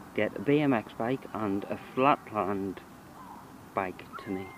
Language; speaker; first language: English; native; English